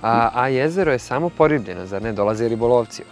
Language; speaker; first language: Bosnian; native; Bosnian